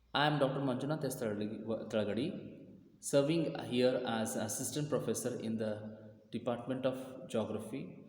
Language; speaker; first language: English; non-native, local second language; Kannada